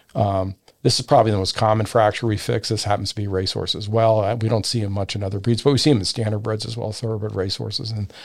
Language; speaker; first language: English; native; English